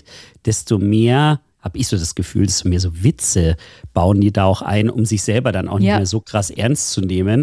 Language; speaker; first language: German; native; German